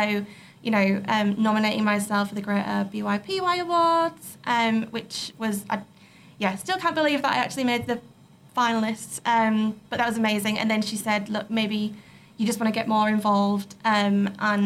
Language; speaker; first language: English; native; English